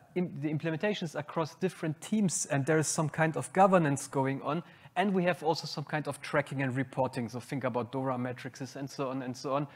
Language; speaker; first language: English; non-native, fluent; German